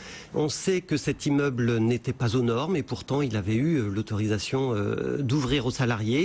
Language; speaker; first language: French; native; French